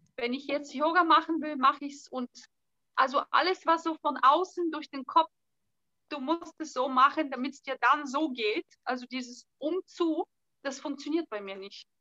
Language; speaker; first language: German; non-native, fluent; Bulgarian